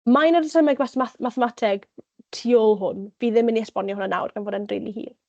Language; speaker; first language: Welsh; native; Welsh